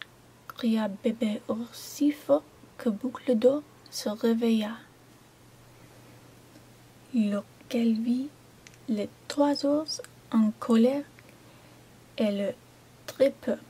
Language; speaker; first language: French; non-native, learner; English